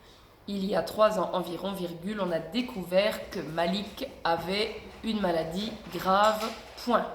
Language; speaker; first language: French; native; French